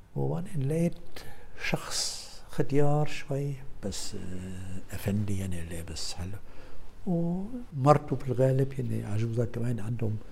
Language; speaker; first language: Arabic; non-native, fluent; German